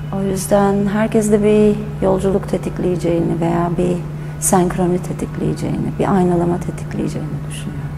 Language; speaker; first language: Turkish; early bilingual, heritage; German